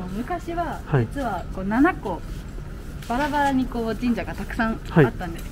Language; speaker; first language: Japanese; native; Japanese